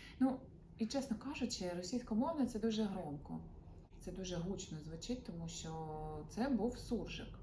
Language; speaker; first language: Ukrainian; non-native, local second language; Russian